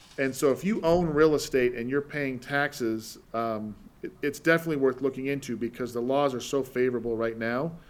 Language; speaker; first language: English; native; English